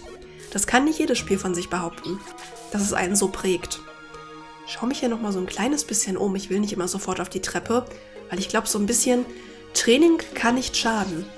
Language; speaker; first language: German; native; German